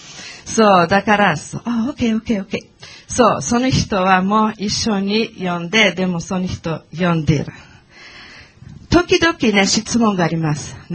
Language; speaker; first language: Japanese; non-native, learner; Portuguese